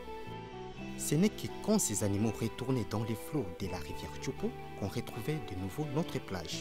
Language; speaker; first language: French; non-native, local second language; Lingala